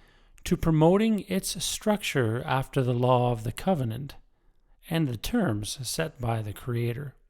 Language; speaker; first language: English; native; English